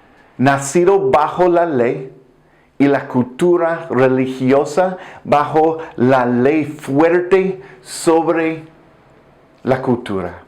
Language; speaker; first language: Spanish; non-native, fluent; English